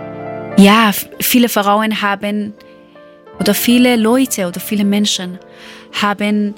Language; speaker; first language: German; non-native, learner; Persian